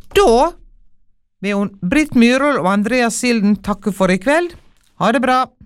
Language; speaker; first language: Norwegian; native; Norwegian